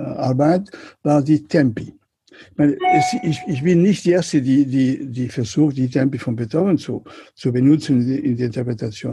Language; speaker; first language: German; non-native, learner; Catalan